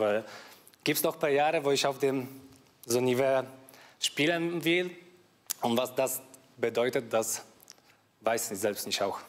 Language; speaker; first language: German; non-native, fluent; Polish